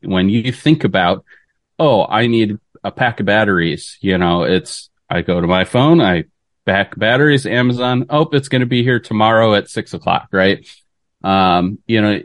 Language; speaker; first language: English; native; English